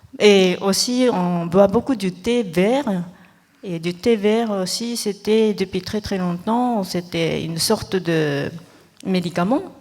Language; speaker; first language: French; non-native, fluent; Japanese